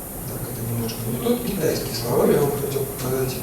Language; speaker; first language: Russian; native; Russian